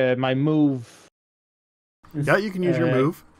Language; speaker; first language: English; non-native, fluent; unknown